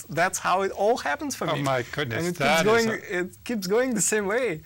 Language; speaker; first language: English; non-native, fluent; Russian